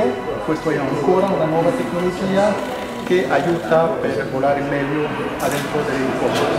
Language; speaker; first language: Italian; non-native, fluent; French